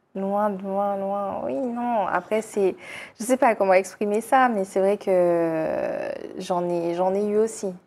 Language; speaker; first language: French; native; French